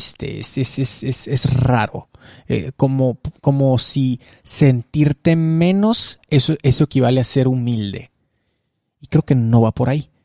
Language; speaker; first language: Spanish; native; Spanish